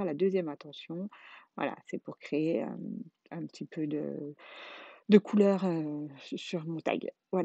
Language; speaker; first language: French; native; French